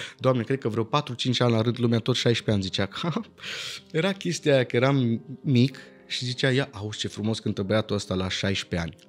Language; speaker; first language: Romanian; early bilingual, heritage; Romanian